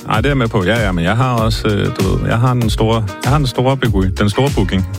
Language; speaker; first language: Danish; native; Danish